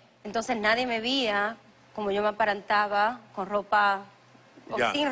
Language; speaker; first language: Spanish; early bilingual, other home language; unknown